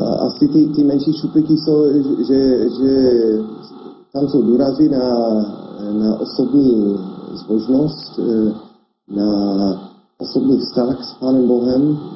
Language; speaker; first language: Czech; non-native, fluent; English